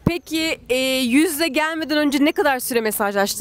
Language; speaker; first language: Turkish; native; Turkish